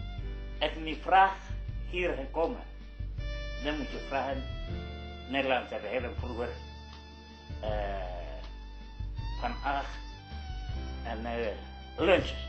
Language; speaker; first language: Dutch; non-native, learner; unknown